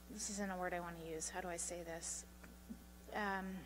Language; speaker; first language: English; native; English